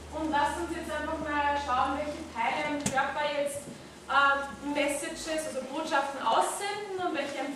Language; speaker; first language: German; native; German